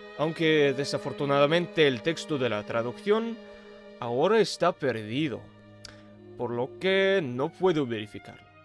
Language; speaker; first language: Spanish; non-native, fluent; Russian